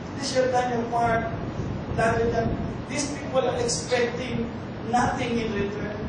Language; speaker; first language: English; non-native, local second language; Filipino